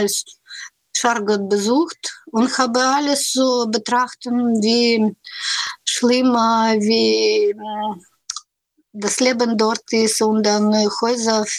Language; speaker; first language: German; non-native, learner; Russian